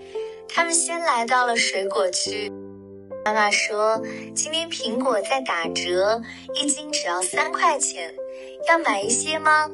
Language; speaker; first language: Chinese; native; Chinese